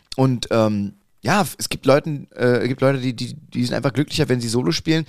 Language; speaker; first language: German; native; German